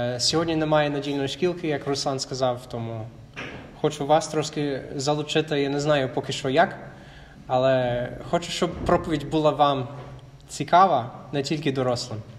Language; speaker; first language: Ukrainian; non-native, fluent; English